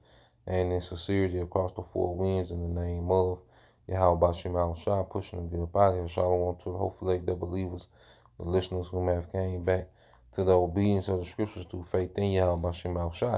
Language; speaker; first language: English; native; English